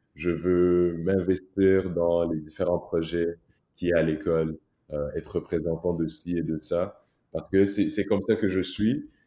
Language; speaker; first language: French; early bilingual, other home language; Kinyarwanda